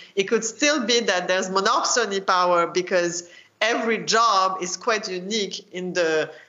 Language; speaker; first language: English; non-native, fluent; French